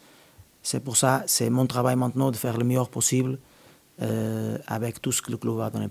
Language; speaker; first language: French; non-native, learner; Portuguese